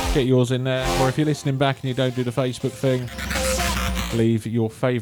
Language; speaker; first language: English; native; English